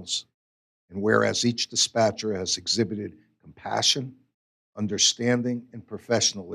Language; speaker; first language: English; native; English